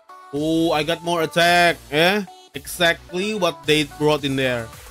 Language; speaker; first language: English; non-native, fluent; Indonesian